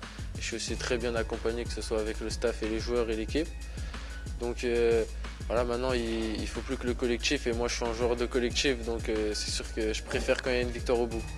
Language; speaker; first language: French; native; French